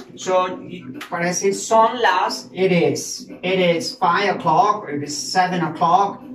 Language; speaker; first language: English; non-native, fluent; Spanish